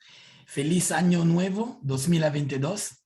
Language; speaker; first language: Spanish; non-native, learner; Italian